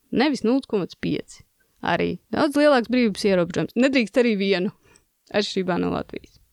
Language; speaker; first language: Latvian; non-native, local second language; Russian